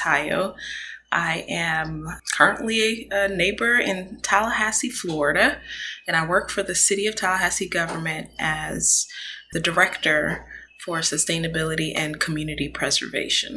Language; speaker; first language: English; early bilingual, other home language; Akan